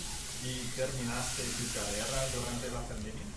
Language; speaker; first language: Spanish; non-native, fluent; English